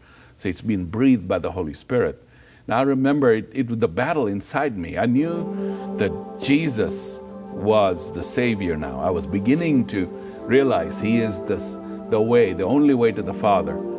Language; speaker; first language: English; non-native, local second language; Gujarati